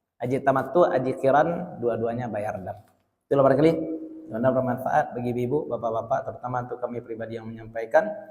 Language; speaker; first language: Malay; non-native, local second language; Minangkabau